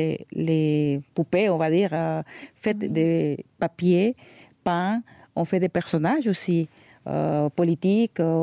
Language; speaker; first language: French; non-native, fluent; Spanish